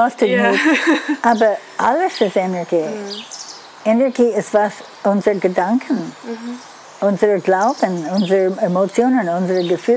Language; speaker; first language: German; non-native, fluent; English